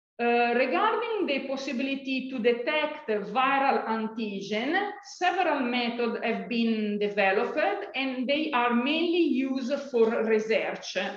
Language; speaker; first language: English; non-native, fluent; Italian